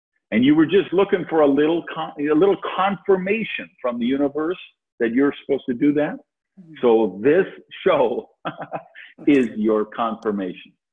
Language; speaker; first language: English; native; English